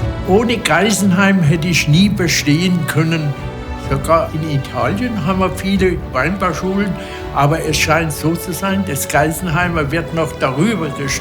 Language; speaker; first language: German; non-native, fluent; Italian